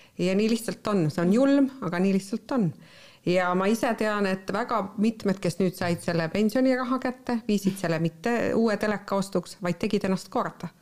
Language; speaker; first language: Estonian; native; Estonian